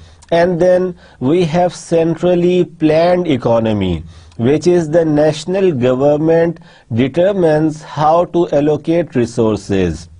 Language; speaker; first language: English; non-native, local second language; Urdu